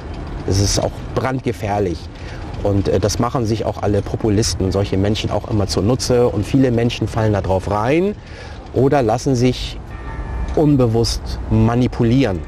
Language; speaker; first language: German; early bilingual, other home language; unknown